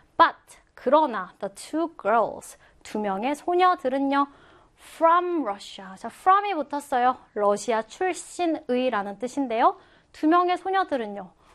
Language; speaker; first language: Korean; native; Korean